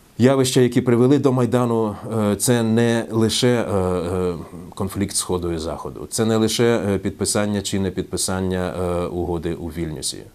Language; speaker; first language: Ukrainian; native; Ukrainian